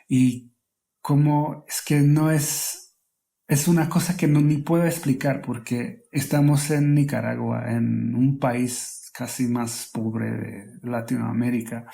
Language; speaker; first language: Spanish; non-native, fluent; Hungarian